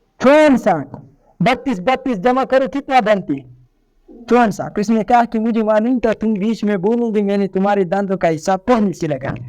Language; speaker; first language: Urdu; non-native, local second language; Pashto